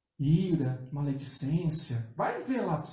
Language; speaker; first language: Portuguese; native; Portuguese